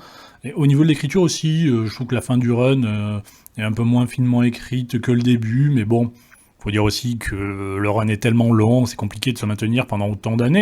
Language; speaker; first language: French; native; French